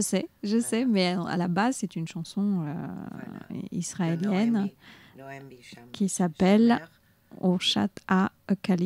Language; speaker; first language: French; native; French